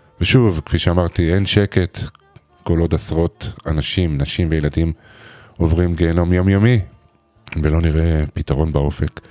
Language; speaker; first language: Hebrew; native; Hebrew